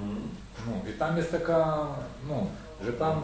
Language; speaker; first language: Polish; non-native, learner; Russian